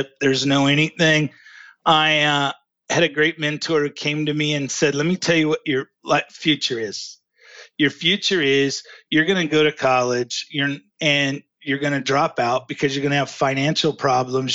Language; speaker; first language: English; native; English